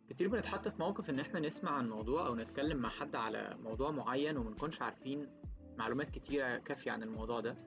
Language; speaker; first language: Arabic; native; Arabic